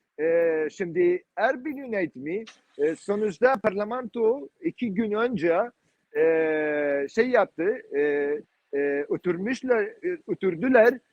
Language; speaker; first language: Turkish; non-native, learner; Kurdish